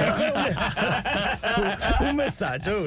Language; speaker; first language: Italian; native; Italian